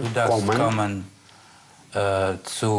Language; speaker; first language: German; non-native, learner; Russian